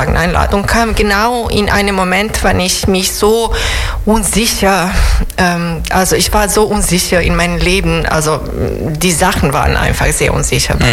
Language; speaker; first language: German; non-native, fluent; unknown